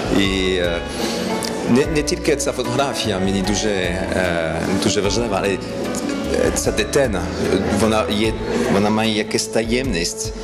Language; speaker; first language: Ukrainian; early bilingual, heritage; Ukrainian